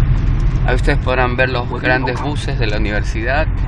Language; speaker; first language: Spanish; native; Spanish